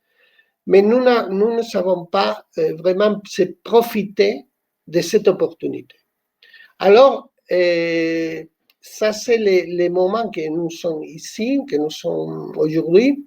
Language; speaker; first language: French; non-native, fluent; Spanish